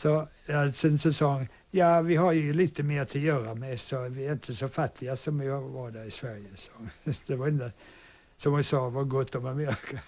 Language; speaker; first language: Swedish; early bilingual, heritage; English